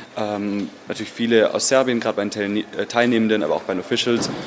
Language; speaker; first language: German; native; German